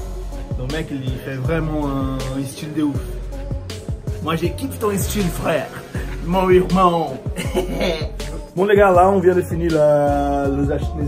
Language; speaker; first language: French; non-native, fluent; Portuguese